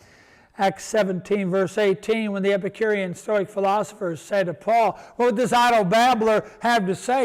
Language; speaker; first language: English; native; English